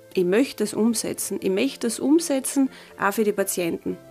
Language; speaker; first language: German; native; German